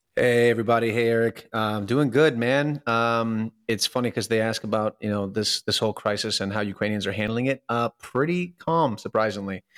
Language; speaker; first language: English; early bilingual, other home language; Russian